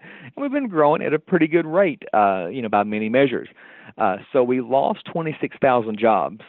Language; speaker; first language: English; native; English